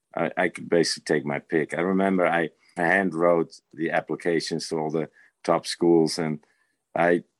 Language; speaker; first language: English; non-native, fluent; Dutch